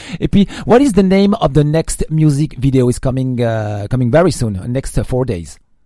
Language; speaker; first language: English; non-native, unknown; French